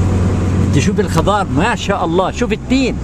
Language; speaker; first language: Arabic; native; Arabic